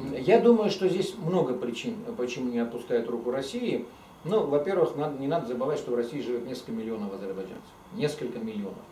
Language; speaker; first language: Russian; non-native, local second language; Armenian